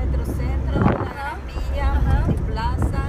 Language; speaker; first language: Spanish; native; Spanish